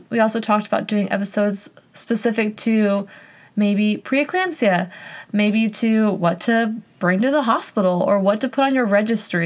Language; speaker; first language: English; native; English